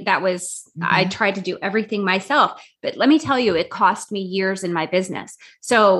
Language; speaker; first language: English; native; English